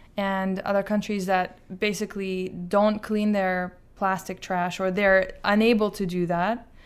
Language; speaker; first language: English; non-native, fluent; Azerbaijani